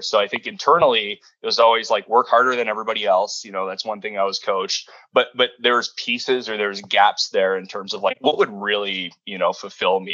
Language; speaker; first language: English; native; English